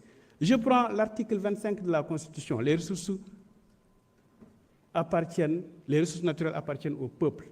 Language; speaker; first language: French; non-native, local second language; Wolof